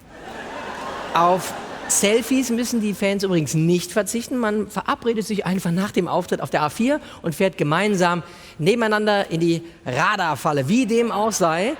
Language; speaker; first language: German; native; German